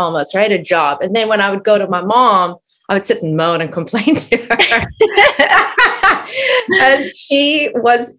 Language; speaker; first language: English; native; English